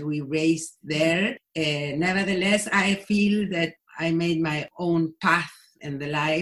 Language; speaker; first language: English; non-native, fluent; Spanish